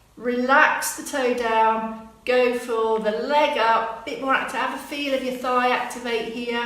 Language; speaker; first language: English; native; English